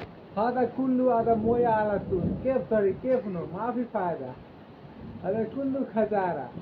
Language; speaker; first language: Arabic; non-native, learner; Hindi